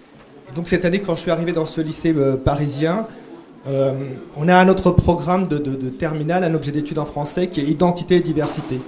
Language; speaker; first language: French; native; French